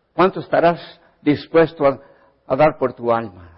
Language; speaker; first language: Spanish; early bilingual, heritage; Spanish